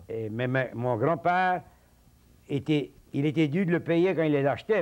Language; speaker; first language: French; early bilingual, heritage; French